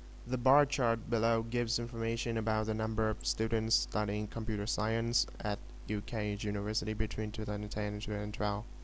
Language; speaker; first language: English; non-native, fluent; Vietnamese